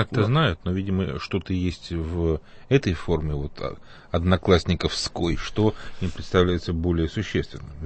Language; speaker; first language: Russian; native; Russian